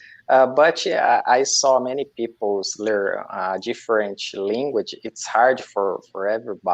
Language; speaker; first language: English; non-native, learner; Portuguese